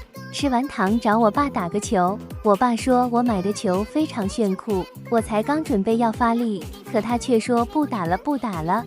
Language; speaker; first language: Chinese; native; Chinese